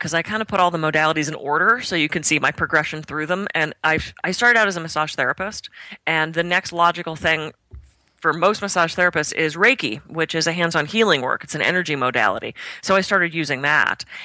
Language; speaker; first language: English; native; English